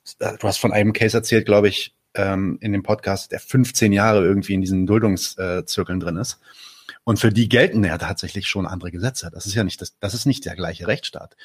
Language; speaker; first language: German; early bilingual, other home language; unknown